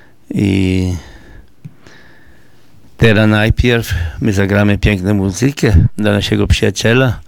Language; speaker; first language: Polish; early bilingual, heritage; Polish